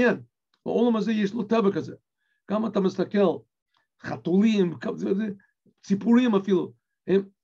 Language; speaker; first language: Hebrew; non-native, fluent; English